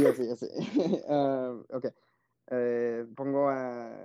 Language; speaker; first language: Spanish; early bilingual, heritage; Spanish